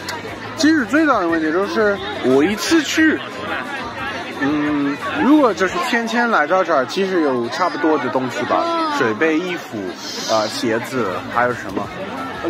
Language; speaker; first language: Chinese; non-native, learner; English